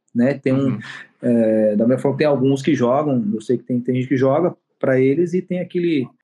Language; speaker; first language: Portuguese; native; Portuguese